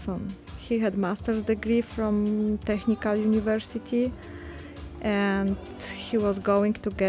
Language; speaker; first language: English; non-native, learner; Polish